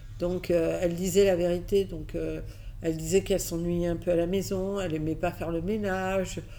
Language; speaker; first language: French; early bilingual, other home language; Catalan